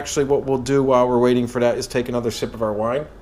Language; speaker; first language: English; native; English